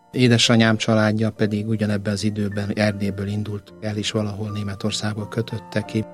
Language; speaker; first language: Hungarian; early bilingual, heritage; Hungarian